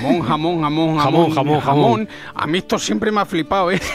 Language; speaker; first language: Spanish; native; Spanish